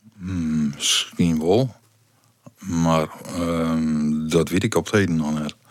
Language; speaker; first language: Dutch; native; Dutch